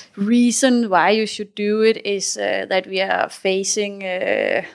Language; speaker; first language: English; non-native, fluent; Danish